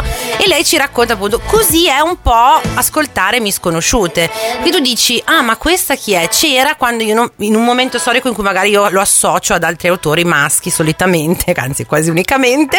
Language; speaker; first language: Italian; native; Italian